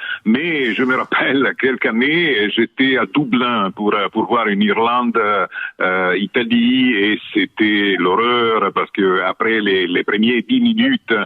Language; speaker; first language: French; non-native, fluent; Italian